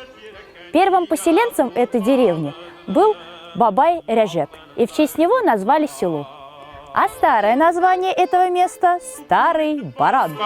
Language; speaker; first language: Russian; native; Russian